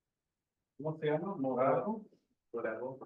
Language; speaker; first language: Spanish; non-native, fluent; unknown